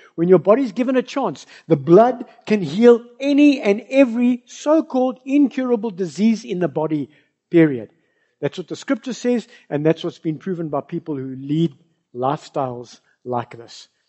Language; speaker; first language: English; non-native, local second language; Afrikaans